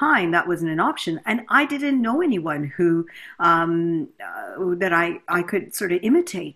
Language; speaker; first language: English; native; English